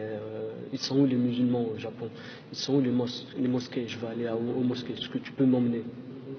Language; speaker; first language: French; non-native, local second language; Arabic